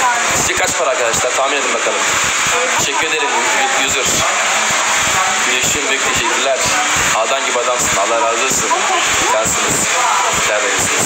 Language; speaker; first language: Turkish; native; Turkish